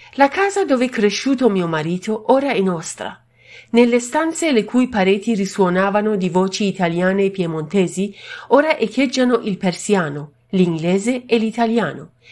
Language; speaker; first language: Italian; non-native, fluent; Persian